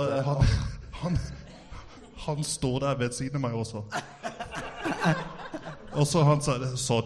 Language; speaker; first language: Norwegian; non-native, fluent; English